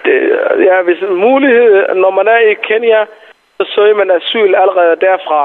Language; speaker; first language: Danish; non-native, fluent; Somali